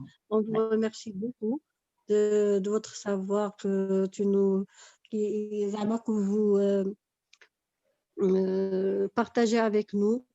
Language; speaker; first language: French; non-native, local second language; Arabic